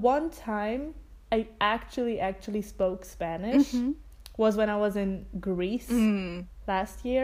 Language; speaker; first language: English; non-native, fluent; German